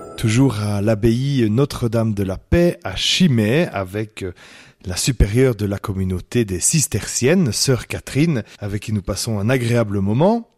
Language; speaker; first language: French; native; French